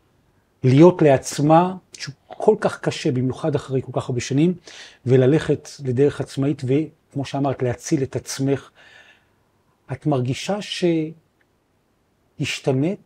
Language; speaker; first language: Hebrew; native; Hebrew